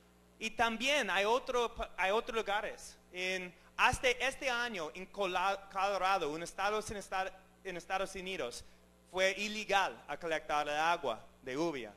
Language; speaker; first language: Spanish; non-native, learner; English